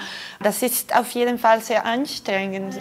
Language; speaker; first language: German; non-native, fluent; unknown